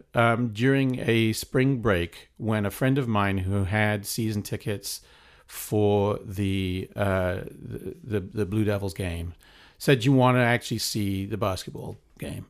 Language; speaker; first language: English; native; English